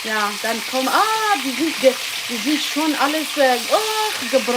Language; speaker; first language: German; non-native, learner; Kurdish